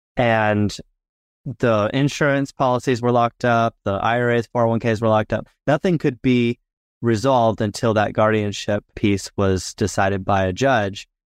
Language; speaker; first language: English; native; English